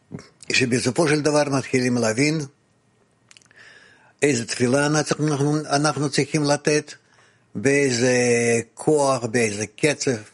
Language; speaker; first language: Hebrew; non-native, fluent; Russian